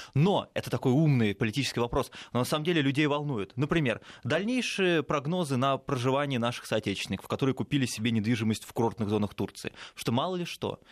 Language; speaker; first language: Russian; native; Russian